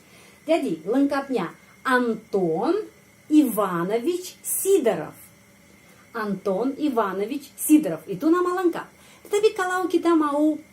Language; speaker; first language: Indonesian; non-native, fluent; Russian